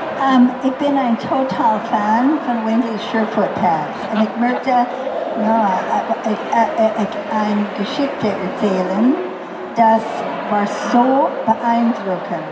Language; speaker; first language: German; non-native, fluent; English